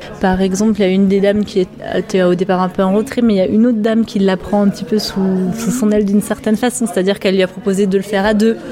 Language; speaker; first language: French; native; French